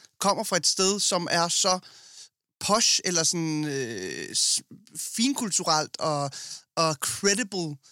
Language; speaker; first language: Danish; early bilingual, other home language; Arabic